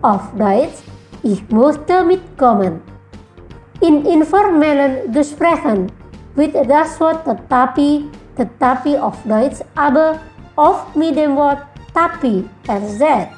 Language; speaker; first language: German; non-native, fluent; Indonesian